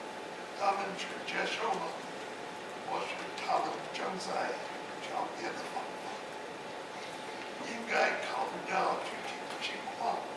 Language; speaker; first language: Chinese; non-native, fluent; English